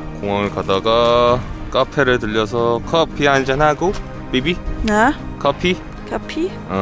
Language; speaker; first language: Korean; native; Korean